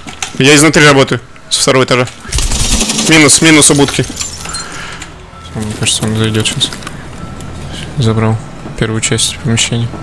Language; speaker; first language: Russian; native; Russian